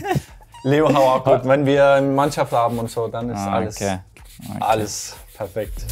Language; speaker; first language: German; non-native, learner; Danish